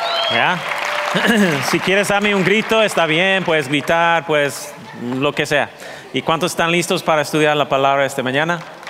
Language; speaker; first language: Spanish; non-native, fluent; English